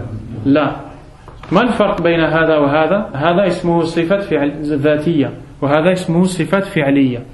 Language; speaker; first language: Arabic; non-native, fluent; French